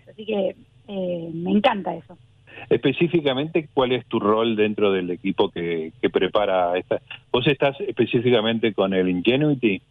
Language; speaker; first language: Spanish; native; Spanish